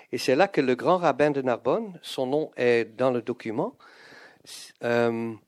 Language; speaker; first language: French; non-native, fluent; Dutch